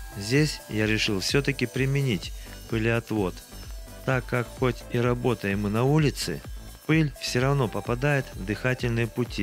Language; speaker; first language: Russian; native; Russian